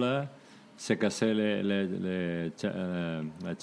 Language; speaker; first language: French; non-native, learner; Spanish